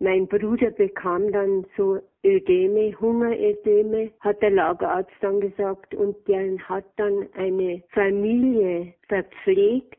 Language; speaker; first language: German; native; German